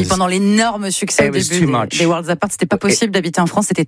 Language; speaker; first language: French; native; French